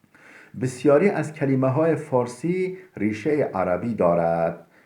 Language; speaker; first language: Persian; non-native, fluent; Turkish